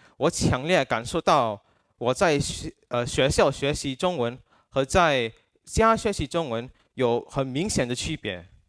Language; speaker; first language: Chinese; non-native, local second language; English